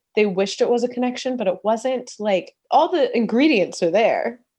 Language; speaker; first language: English; native; English